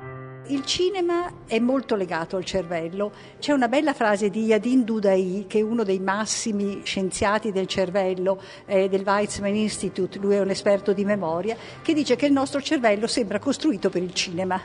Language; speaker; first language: Italian; native; Italian